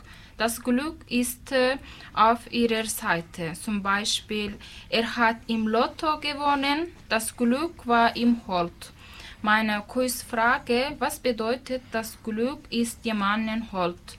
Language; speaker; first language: German; non-native, learner; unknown